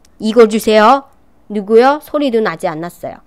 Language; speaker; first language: Korean; non-native, local second language; Chinese